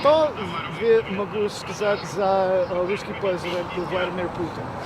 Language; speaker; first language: Russian; non-native, learner; English